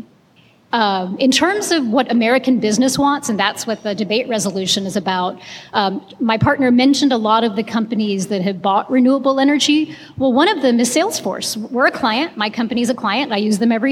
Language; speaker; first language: English; non-native, local second language; Hindi